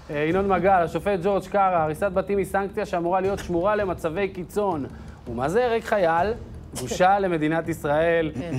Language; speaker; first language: Hebrew; native; Hebrew